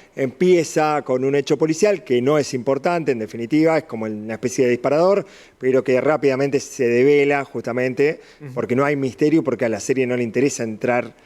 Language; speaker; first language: Spanish; native; Spanish